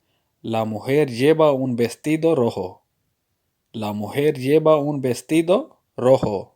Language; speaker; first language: Spanish; non-native, fluent; Urdu